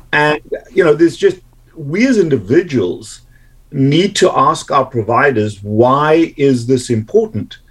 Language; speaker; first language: English; native; English